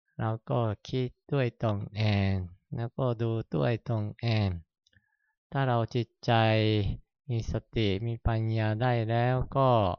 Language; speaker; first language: Thai; non-native, fluent; Japanese